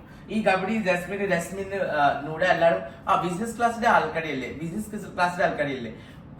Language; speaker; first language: Malayalam; non-native, local second language; Assamese